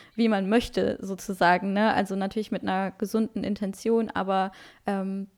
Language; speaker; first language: German; non-native, local second language; Luxembourgish